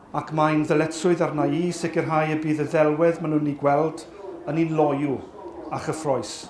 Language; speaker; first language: Welsh; native; Welsh